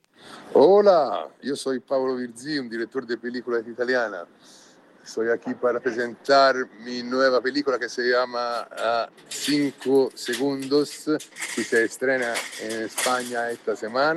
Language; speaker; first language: Spanish; non-native, learner; Italian